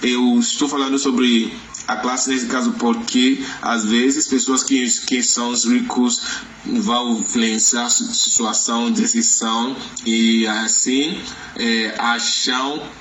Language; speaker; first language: Portuguese; non-native, learner; Yoruba